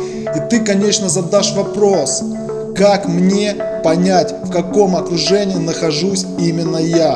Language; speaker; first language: Russian; native; Russian